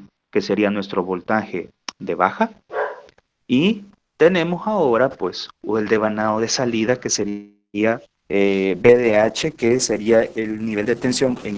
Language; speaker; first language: Spanish; native; Spanish